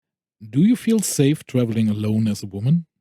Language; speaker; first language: English; non-native, fluent; German